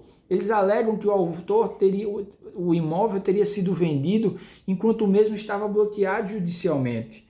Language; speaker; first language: Portuguese; native; Portuguese